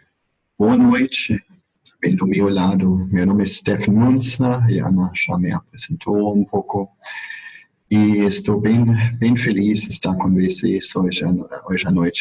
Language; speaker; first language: Portuguese; non-native, fluent; German